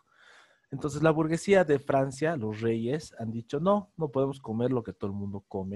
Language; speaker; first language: Spanish; native; Spanish